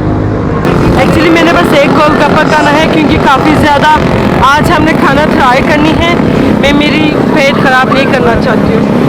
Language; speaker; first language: Hindi; non-native, learner; Turkish